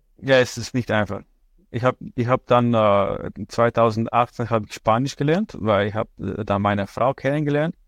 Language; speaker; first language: German; non-native, fluent; Slovenian